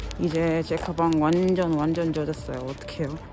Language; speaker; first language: Korean; non-native, fluent; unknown